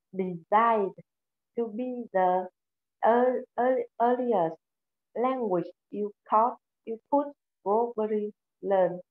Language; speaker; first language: English; non-native, learner; Vietnamese